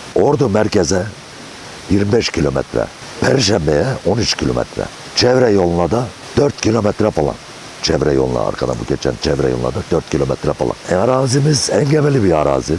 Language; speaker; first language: Turkish; native; Turkish